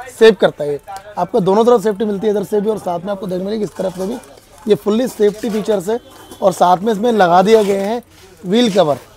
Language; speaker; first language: Hindi; native; Hindi